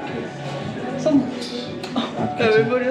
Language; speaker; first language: Korean; non-native, learner; Uzbek